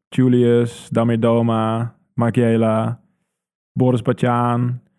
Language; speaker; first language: Dutch; native; Dutch